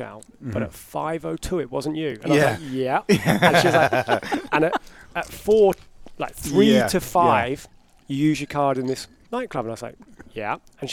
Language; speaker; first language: English; native; English